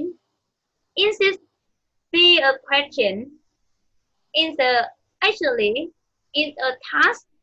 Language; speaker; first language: English; non-native, fluent; Vietnamese